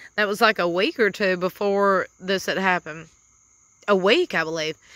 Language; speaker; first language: English; native; English